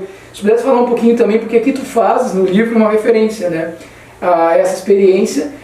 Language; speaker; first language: Portuguese; native; Portuguese